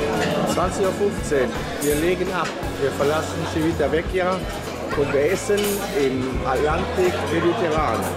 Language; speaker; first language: German; native; German